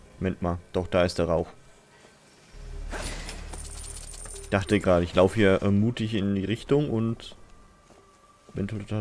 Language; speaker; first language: German; native; German